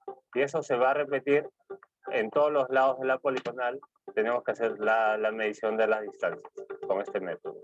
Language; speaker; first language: Spanish; native; Spanish